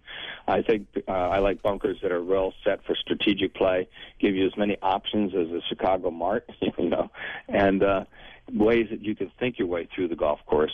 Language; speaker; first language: English; native; English